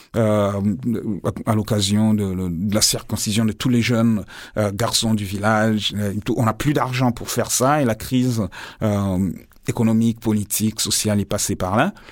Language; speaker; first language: French; non-native, local second language; Lingala